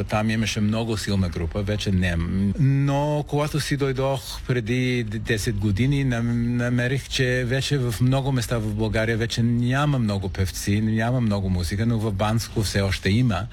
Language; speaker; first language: Bulgarian; non-native, fluent; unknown